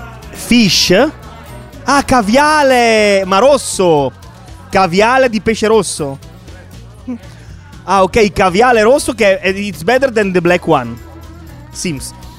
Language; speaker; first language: Italian; native; Italian